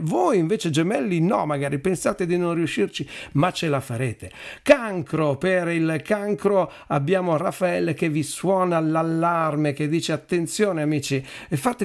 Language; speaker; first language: Italian; native; Italian